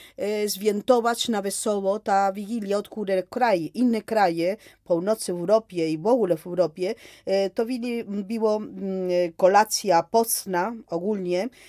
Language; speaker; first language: Polish; non-native, fluent; Spanish